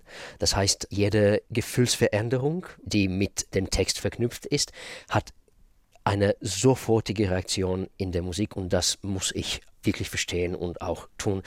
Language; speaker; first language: German; non-native, fluent; Russian